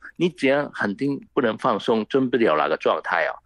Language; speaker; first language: Chinese; non-native, local second language; Cantonese